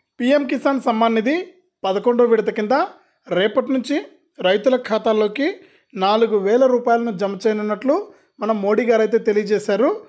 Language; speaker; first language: Telugu; native; Telugu